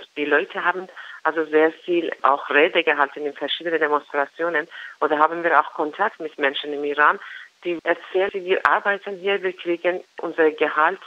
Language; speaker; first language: German; non-native, learner; Persian